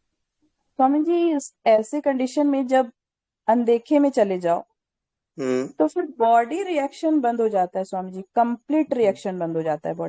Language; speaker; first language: Hindi; native; Hindi